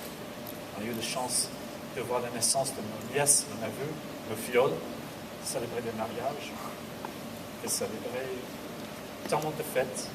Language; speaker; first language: French; non-native, learner; English